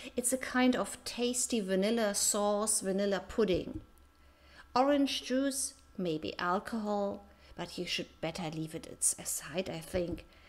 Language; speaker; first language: English; non-native, fluent; German